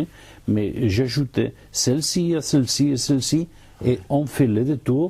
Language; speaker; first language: French; non-native, learner; Catalan